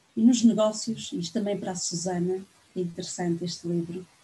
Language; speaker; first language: Portuguese; native; Portuguese